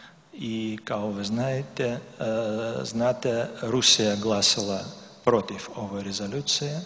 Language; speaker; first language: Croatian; non-native, learner; Russian